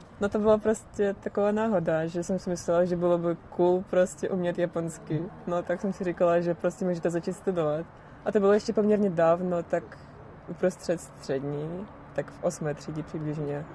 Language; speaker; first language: Czech; non-native, fluent; Russian